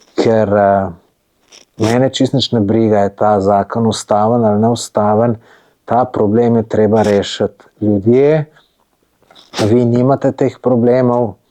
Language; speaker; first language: Slovenian; native; Slovenian